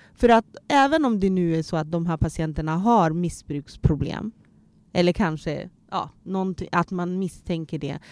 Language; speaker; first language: Swedish; early bilingual, other home language; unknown